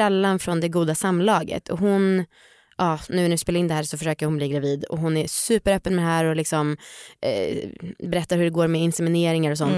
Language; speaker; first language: Swedish; native; Swedish